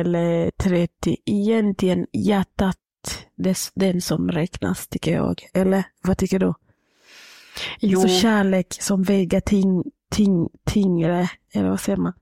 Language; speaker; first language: Swedish; non-native, fluent; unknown